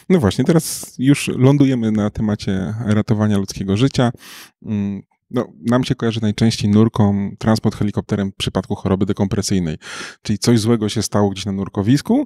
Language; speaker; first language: Polish; native; Polish